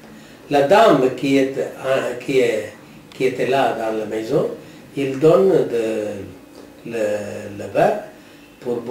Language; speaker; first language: French; non-native, learner; Tamil